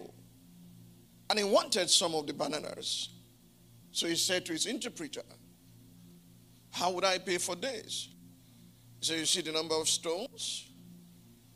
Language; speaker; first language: English; non-native, local second language; Yoruba